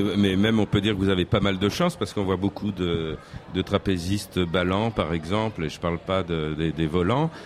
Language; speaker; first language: French; native; French